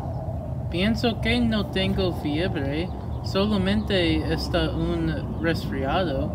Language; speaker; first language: Spanish; non-native, learner; English